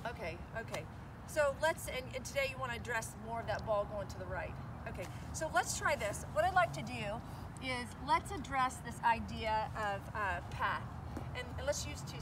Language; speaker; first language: English; native; English